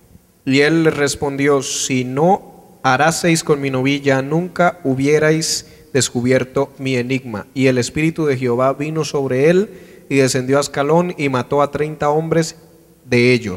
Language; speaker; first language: Spanish; native; Spanish